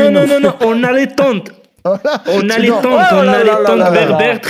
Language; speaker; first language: French; non-native, learner; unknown